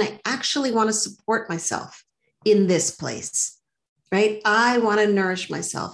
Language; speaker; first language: English; native; English